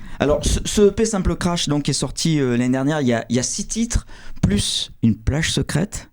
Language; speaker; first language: French; native; French